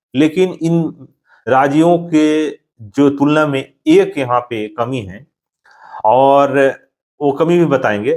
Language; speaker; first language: Hindi; native; Hindi